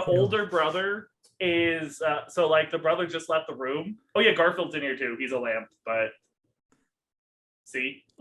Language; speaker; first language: English; native; English